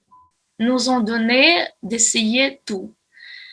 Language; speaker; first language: French; non-native, fluent; Russian